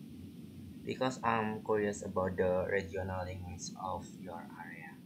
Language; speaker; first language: English; non-native, learner; Indonesian